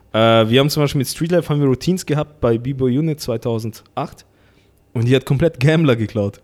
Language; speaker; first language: German; early bilingual, other home language; Russian